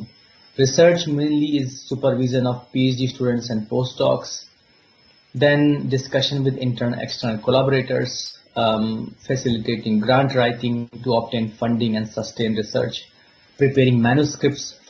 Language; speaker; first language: English; non-native, local second language; Hindi